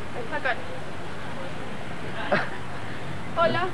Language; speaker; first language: Spanish; native; Spanish